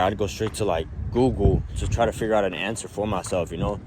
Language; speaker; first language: English; native; English